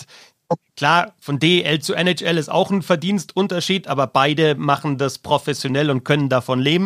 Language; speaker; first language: German; native; German